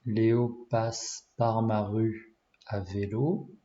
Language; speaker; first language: French; non-native, learner; Japanese